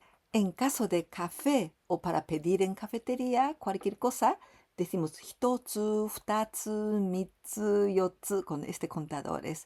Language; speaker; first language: Spanish; non-native, fluent; Japanese